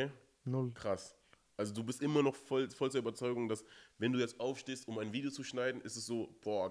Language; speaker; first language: German; native; German